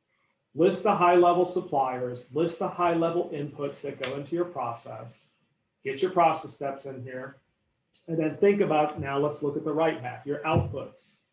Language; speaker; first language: English; native; English